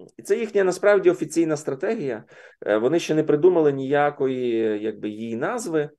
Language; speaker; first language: Ukrainian; native; Ukrainian